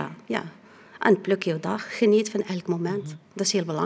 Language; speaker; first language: Dutch; non-native, fluent; Arabic